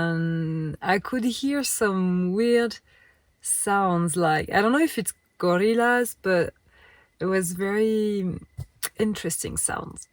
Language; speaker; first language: English; non-native, fluent; French